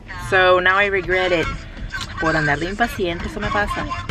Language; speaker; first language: Spanish; early bilingual, heritage; Spanish